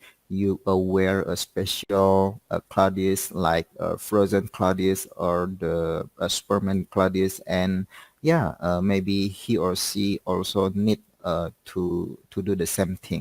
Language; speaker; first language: English; non-native, learner; Indonesian